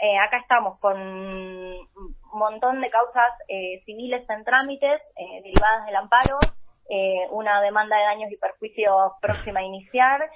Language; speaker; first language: Spanish; native; Spanish